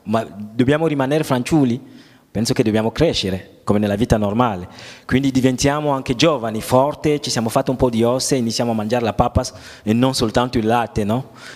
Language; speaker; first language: Italian; non-native, fluent; French